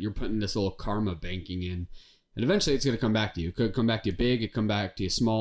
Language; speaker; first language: English; native; English